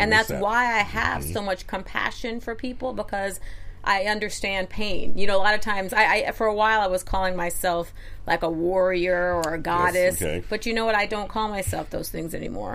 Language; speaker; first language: English; native; English